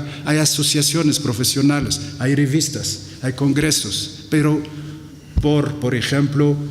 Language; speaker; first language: Spanish; non-native, fluent; Arabic